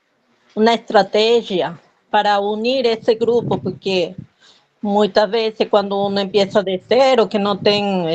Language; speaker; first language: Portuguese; non-native, fluent; Spanish